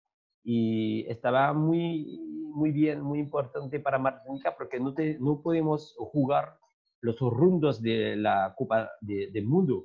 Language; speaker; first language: Spanish; non-native, learner; French